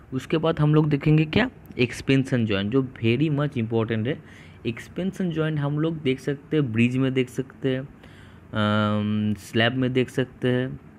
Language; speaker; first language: Hindi; non-native, local second language; Bangla